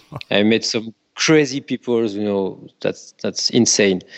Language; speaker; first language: English; non-native, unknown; French